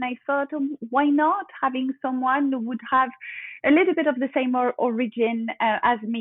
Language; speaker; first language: English; non-native, fluent; French